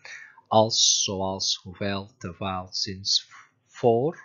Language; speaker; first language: Dutch; non-native, fluent; Turkish